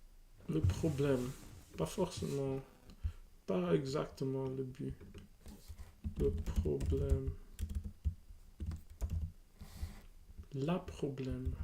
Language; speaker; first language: French; non-native, learner; English